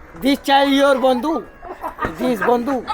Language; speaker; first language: English; non-native, learner; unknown